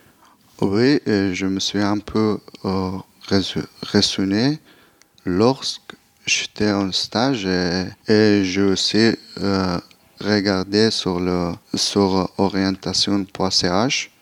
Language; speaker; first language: French; non-native, learner; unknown